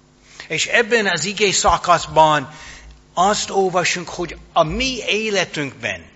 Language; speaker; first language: Hungarian; non-native, fluent; English